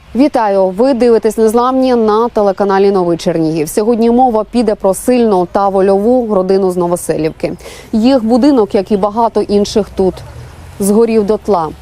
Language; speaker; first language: Ukrainian; native; Ukrainian